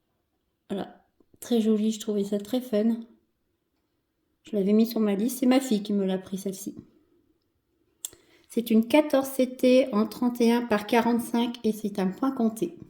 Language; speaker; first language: French; native; French